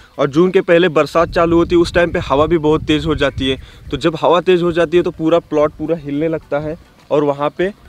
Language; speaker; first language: Hindi; native; Hindi